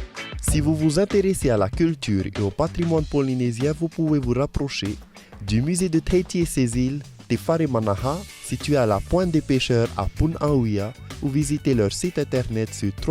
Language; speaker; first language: French; native; French